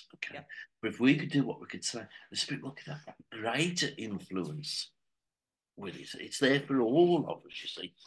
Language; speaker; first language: English; native; English